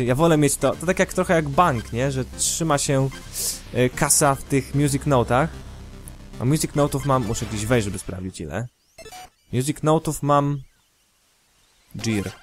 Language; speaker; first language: Polish; native; Polish